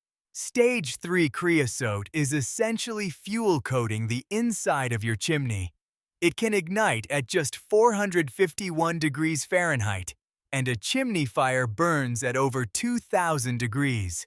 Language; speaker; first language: English; native; English